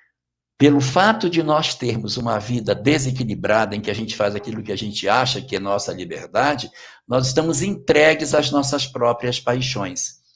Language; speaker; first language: Portuguese; native; Portuguese